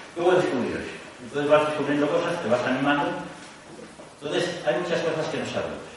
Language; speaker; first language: Spanish; native; Spanish